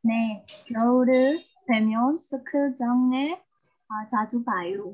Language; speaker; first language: Korean; non-native, learner; Burmese